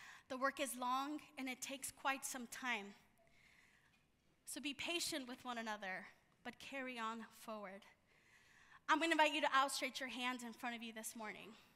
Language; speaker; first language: English; early bilingual, other home language; Spanish